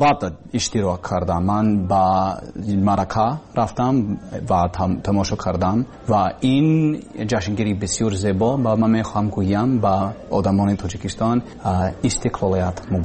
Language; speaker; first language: Persian; non-native, learner; English